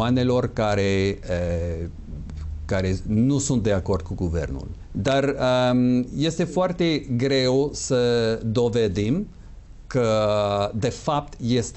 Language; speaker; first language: Romanian; non-native, fluent; English